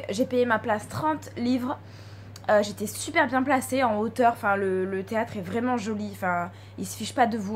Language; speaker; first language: French; native; French